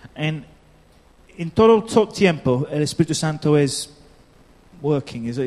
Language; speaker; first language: Spanish; non-native, learner; English